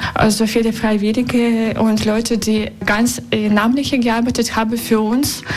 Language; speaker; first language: German; non-native, learner; Russian